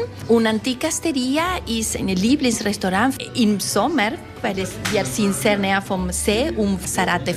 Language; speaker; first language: German; non-native, learner; Italian